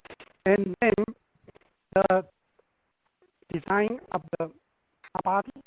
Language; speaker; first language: English; non-native, fluent; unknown